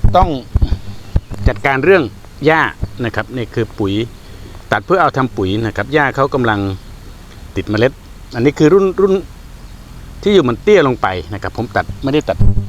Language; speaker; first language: Thai; non-native, local second language; Khmer